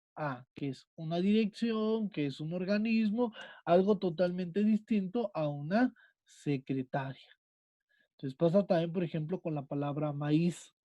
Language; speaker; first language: Spanish; native; Spanish